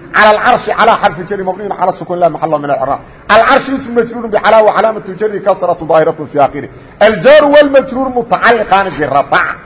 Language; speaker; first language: Arabic; non-native, fluent; Somali